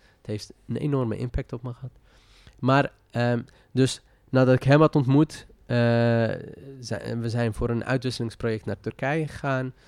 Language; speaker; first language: Dutch; early bilingual, other home language; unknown